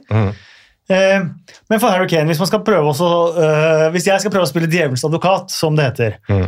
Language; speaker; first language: Norwegian; native; Norwegian